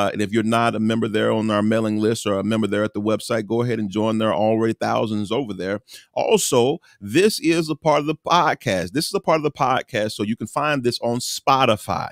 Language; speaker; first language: English; native; English